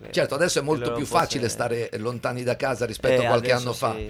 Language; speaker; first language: Italian; native; Italian